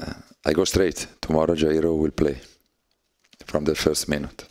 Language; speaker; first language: English; non-native, learner; Italian